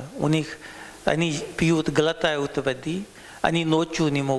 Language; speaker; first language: Russian; non-native, learner; Hindi